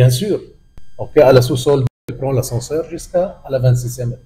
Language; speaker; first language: French; non-native, learner; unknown